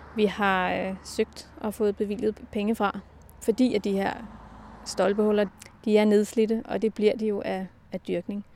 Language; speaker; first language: Danish; native; Danish